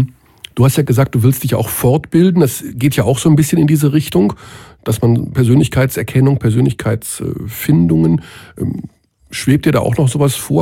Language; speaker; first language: German; native; German